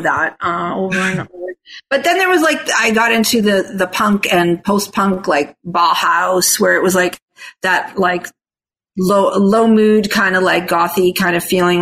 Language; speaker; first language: English; non-native, fluent; Italian